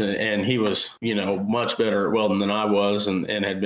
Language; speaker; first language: English; native; English